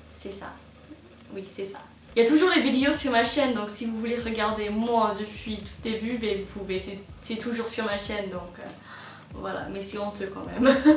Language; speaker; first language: French; non-native, fluent; English